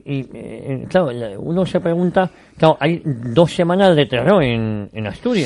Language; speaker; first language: Spanish; native; Spanish